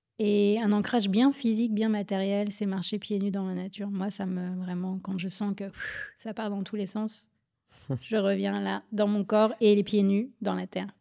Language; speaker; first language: French; native; French